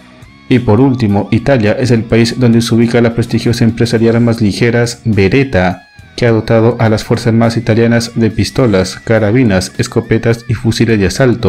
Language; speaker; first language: Spanish; native; Spanish